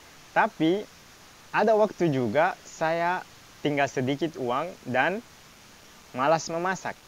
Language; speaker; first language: Indonesian; non-native, fluent; Arabic